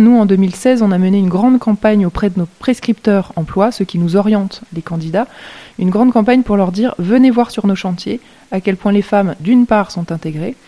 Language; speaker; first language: French; native; French